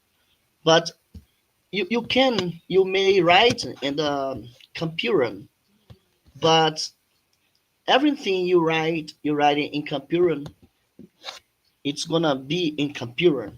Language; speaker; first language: English; non-native, fluent; Portuguese